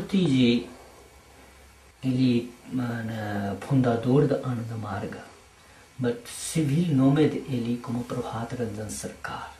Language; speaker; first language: Portuguese; non-native, learner; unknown